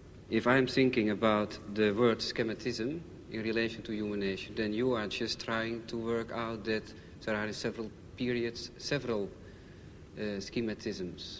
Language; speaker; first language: English; non-native, fluent; Dutch